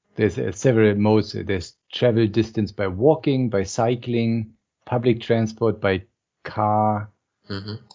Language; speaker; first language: English; non-native, fluent; German